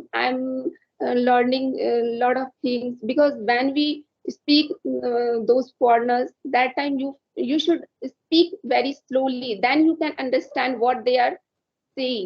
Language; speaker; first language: English; non-native, learner; Hindi